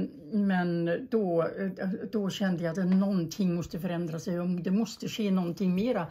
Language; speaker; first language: Swedish; early bilingual, other home language; German